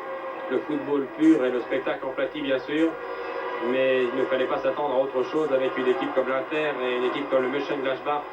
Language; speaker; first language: French; native; French